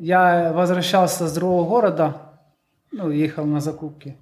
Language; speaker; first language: Polish; non-native, learner; Russian